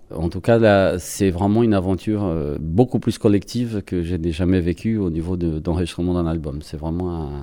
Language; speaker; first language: French; non-native, fluent; Portuguese